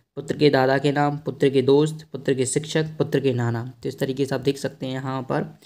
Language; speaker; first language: Hindi; native; Hindi